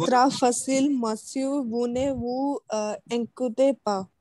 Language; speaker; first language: French; non-native, learner; Hindi